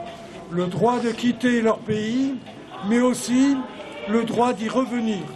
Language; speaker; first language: French; native; French